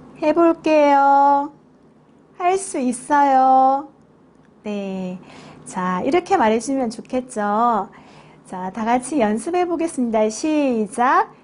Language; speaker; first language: Korean; native; Korean